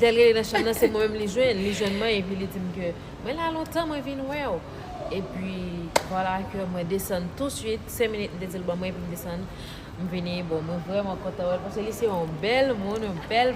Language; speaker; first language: French; non-native, learner; Haitian Creole